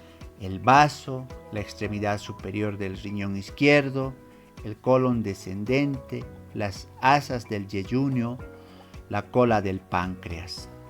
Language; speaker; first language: Spanish; native; Spanish